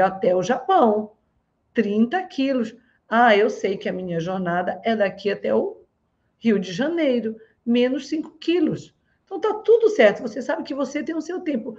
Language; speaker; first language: Portuguese; native; Portuguese